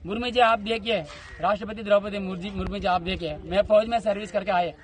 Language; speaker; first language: Hindi; non-native, local second language; Telugu